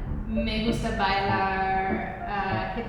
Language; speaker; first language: Spanish; non-native, learner; English